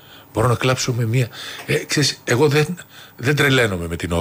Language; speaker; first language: Greek; native; Greek